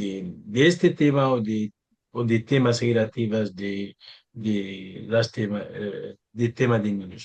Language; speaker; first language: Spanish; non-native, learner; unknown